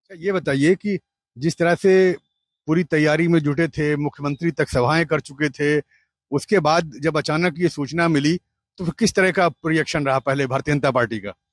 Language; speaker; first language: Hindi; native; Hindi